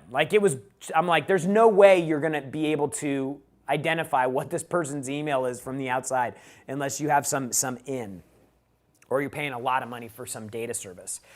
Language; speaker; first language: English; native; English